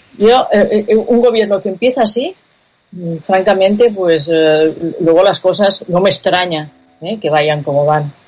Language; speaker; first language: Spanish; non-native, local second language; Catalan